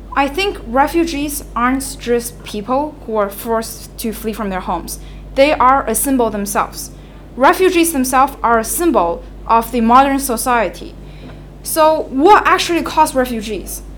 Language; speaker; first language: English; non-native, fluent; Chinese